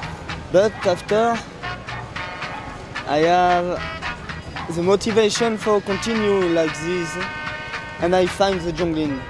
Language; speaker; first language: English; non-native, learner; French